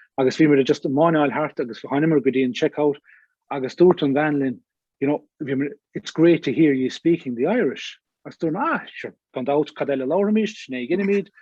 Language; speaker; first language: Irish; native; Irish